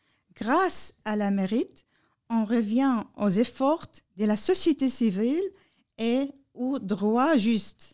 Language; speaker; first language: French; non-native, learner; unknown